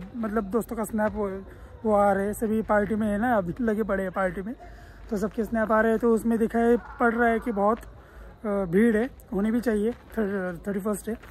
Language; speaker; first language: Hindi; non-native, local second language; Marathi